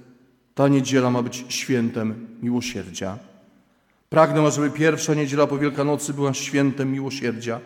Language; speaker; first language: Polish; native; Polish